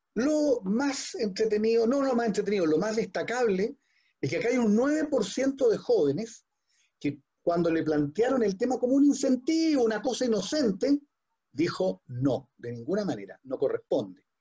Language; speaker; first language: Spanish; native; Spanish